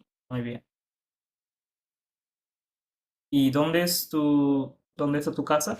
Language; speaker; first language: Spanish; non-native, fluent; Bangla